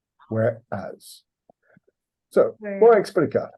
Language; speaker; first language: Spanish; non-native, fluent; English